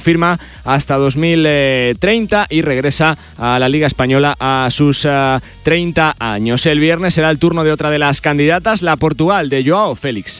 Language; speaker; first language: Spanish; native; Spanish